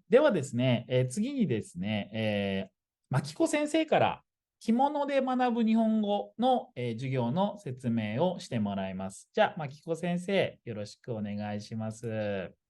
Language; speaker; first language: Japanese; native; Japanese